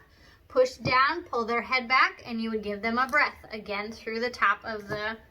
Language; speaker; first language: English; native; English